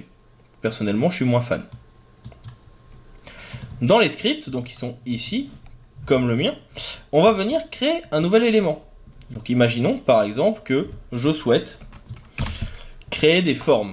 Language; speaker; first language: French; native; French